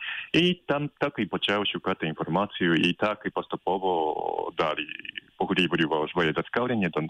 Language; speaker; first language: Ukrainian; non-native, fluent; Japanese